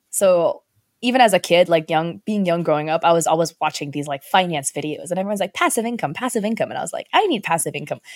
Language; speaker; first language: English; early bilingual, other home language; Chinese